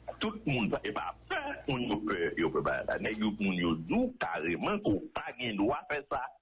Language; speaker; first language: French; non-native, local second language; Haitian Creole